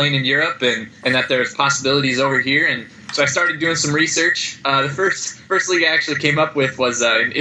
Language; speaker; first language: English; native; English